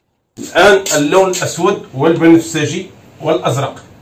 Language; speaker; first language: Arabic; native; Arabic